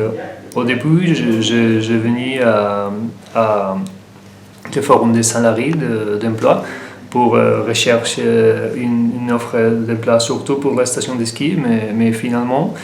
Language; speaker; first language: French; non-native, learner; Spanish